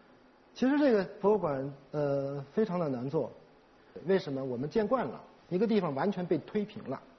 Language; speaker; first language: Chinese; native; Chinese